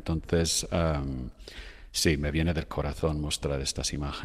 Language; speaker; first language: Spanish; non-native, fluent; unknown